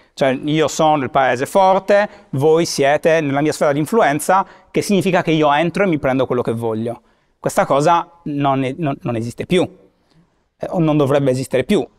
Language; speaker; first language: Italian; native; Italian